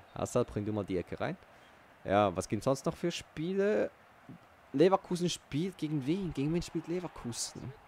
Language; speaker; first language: German; early bilingual, other home language; Portuguese